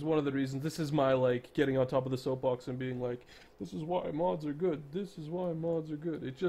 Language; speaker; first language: English; native; English